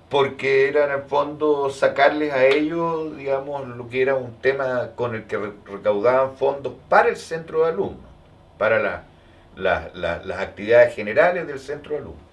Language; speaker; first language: Spanish; native; Spanish